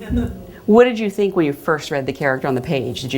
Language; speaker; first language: English; native; English